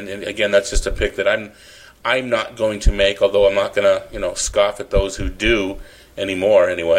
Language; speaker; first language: English; native; English